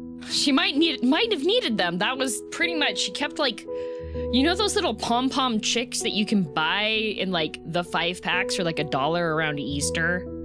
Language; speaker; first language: English; native; English